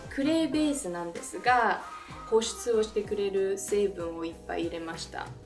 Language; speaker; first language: Japanese; early bilingual, other home language; French